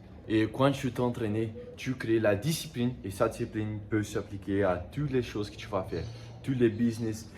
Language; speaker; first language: French; non-native, learner; Portuguese